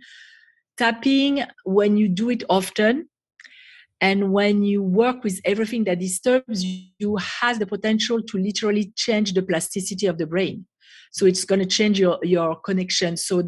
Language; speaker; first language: English; non-native, fluent; French